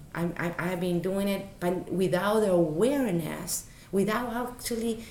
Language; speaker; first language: English; non-native, fluent; Spanish